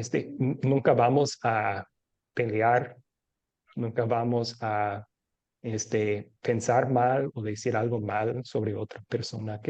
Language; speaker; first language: Spanish; non-native, fluent; English